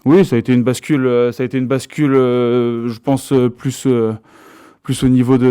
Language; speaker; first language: French; native; French